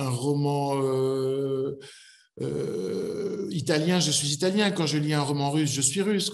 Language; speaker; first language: French; native; French